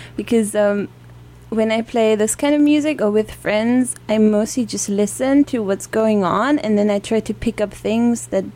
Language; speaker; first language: English; non-native, fluent; German